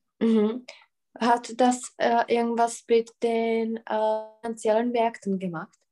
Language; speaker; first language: German; non-native, fluent; Czech